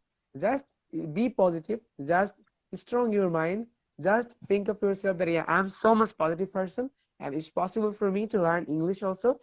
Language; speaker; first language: English; non-native, fluent; Bangla